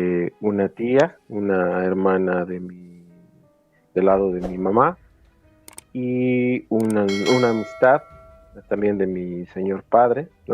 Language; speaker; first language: Spanish; native; Spanish